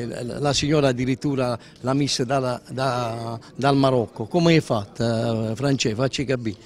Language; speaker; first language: Italian; native; Italian